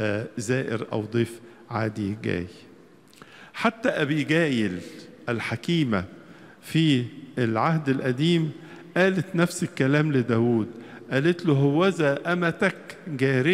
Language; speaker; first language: Arabic; native; Arabic